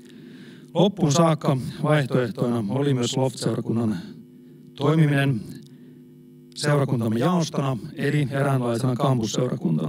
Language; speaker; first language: Finnish; native; Finnish